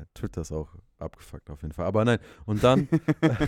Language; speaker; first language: German; native; German